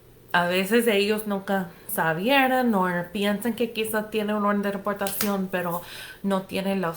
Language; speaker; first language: Spanish; non-native, fluent; English